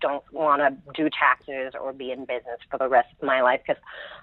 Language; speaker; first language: English; non-native, local second language; Cantonese